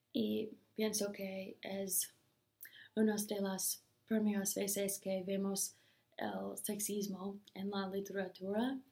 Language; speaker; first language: Spanish; non-native, learner; English